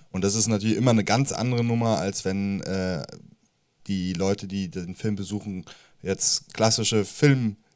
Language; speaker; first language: German; native; German